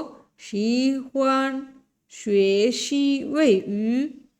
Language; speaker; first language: Chinese; non-native, learner; Bangla